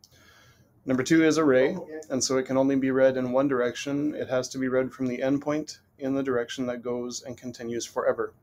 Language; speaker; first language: English; native; English